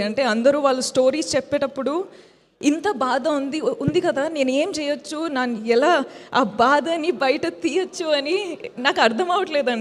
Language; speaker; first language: Telugu; non-native, fluent; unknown